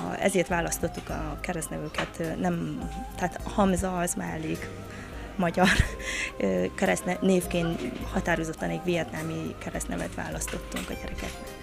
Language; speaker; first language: Hungarian; early bilingual, other home language; Vietnamese